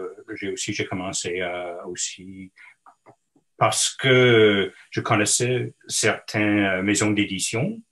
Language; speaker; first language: French; non-native, local second language; English